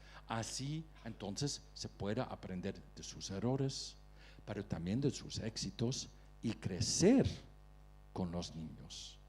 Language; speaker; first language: Spanish; non-native, fluent; Dutch